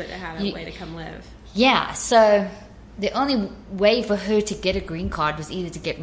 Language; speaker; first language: English; native; English